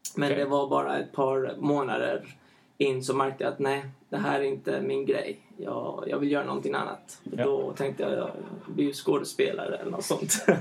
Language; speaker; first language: Swedish; early bilingual, heritage; Swedish